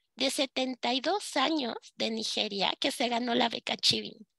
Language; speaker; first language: Spanish; native; Spanish